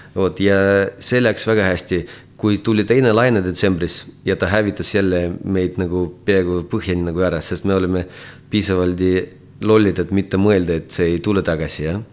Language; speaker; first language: Estonian; non-native, local second language; Russian